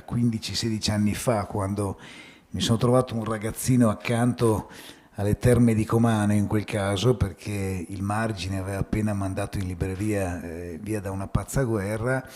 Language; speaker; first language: Italian; native; Italian